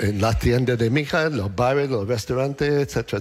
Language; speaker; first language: Spanish; non-native, learner; English